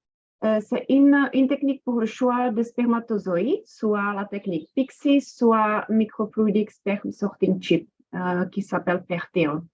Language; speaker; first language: French; non-native, fluent; Czech